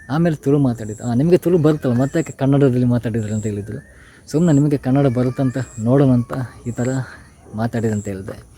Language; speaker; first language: Kannada; non-native, local second language; Tulu